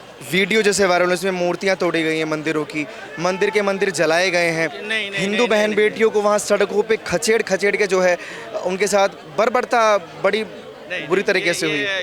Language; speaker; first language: Hindi; native; Hindi